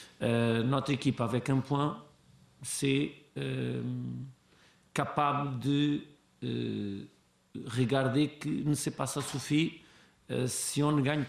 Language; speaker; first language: French; non-native, learner; Portuguese